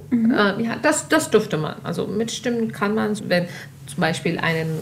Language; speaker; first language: German; non-native, fluent; Urdu